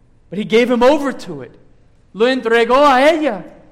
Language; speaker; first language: English; native; English